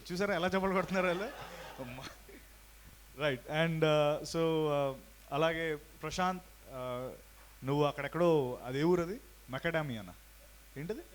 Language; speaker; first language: Telugu; native; Telugu